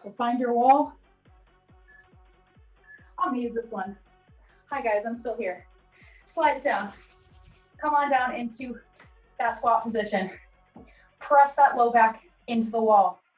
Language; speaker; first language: English; native; English